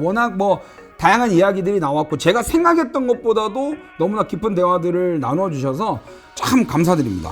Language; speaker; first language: Korean; native; Korean